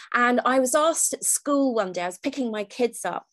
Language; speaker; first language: English; native; English